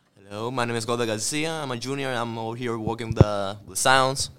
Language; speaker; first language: English; early bilingual, other home language; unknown